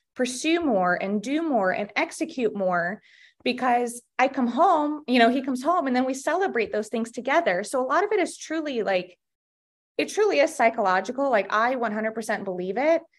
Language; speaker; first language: English; early bilingual, other home language; Russian